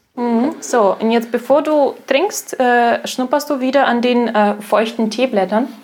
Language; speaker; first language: German; non-native, fluent; Russian